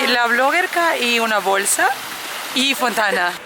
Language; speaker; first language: Spanish; non-native, learner; Serbian